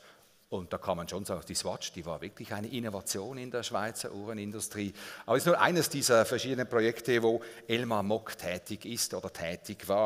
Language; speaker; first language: German; native; German